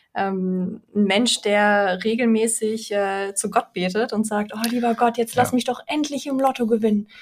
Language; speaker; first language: German; early bilingual, other home language; Russian